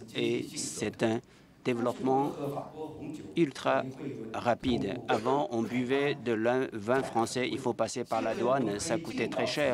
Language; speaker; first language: French; non-native, fluent; Chinese